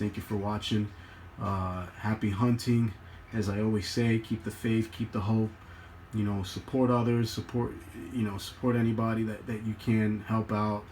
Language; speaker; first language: English; native; English